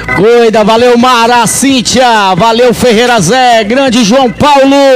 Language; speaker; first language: Portuguese; native; Portuguese